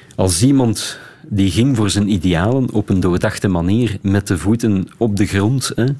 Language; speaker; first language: Dutch; native; Dutch